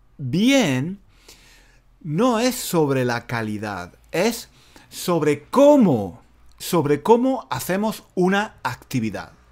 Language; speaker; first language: Spanish; native; Spanish